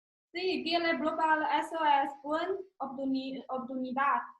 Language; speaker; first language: Spanish; non-native, learner; Chinese